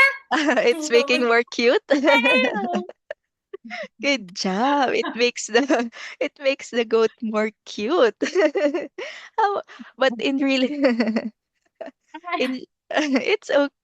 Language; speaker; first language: English; non-native, local second language; Filipino